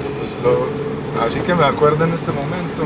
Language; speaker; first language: Spanish; native; Spanish